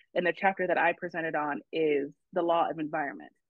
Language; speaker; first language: English; native; English